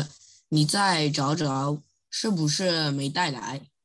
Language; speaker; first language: Chinese; non-native, learner; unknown